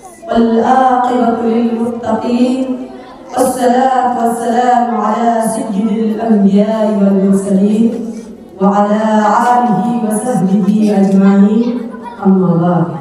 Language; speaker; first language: Arabic; non-native, learner; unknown